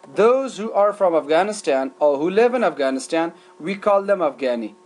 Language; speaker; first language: English; non-native, fluent; Persian